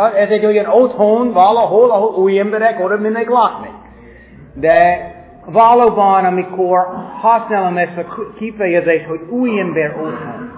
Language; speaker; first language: Hungarian; non-native, fluent; English